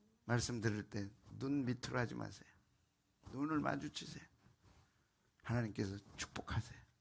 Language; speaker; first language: Korean; native; Korean